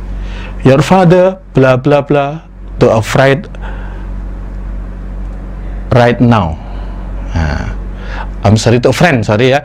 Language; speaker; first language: English; non-native, fluent; Indonesian